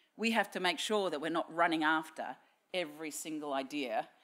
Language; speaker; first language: English; native; English